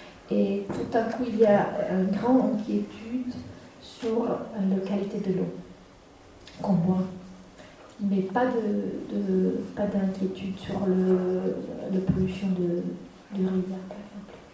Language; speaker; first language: French; non-native, fluent; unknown